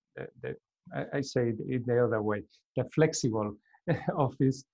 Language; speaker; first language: English; non-native, learner; Spanish